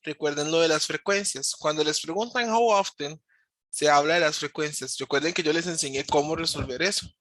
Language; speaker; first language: Spanish; native; Spanish